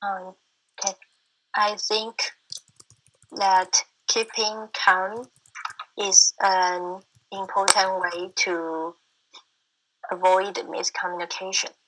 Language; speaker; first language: English; non-native, learner; Chinese